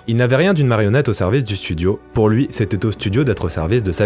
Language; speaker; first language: French; native; French